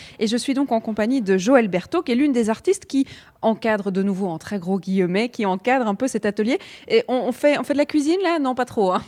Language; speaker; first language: French; native; French